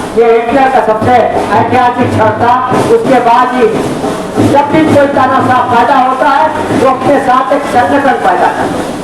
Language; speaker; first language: Hindi; native; Hindi